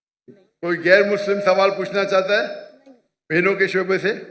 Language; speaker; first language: Hindi; non-native, local second language; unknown